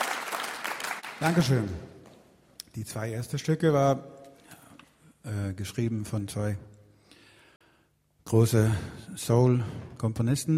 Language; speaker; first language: German; non-native, fluent; Swedish